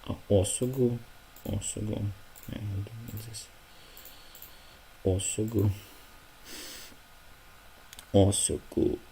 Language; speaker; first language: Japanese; non-native, learner; Ukrainian